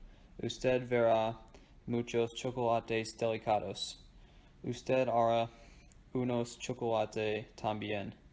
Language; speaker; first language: Spanish; non-native, learner; English